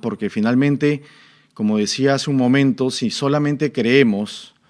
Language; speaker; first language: Spanish; native; Spanish